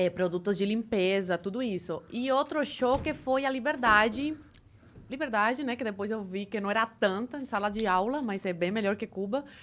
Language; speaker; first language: Portuguese; early bilingual, other home language; Spanish